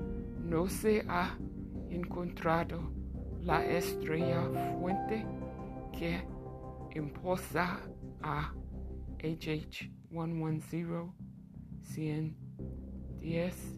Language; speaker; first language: Spanish; non-native, learner; English